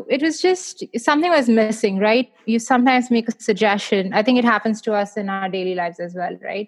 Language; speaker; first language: English; non-native, local second language; Hindi